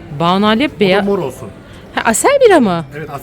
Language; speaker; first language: Turkish; native; Turkish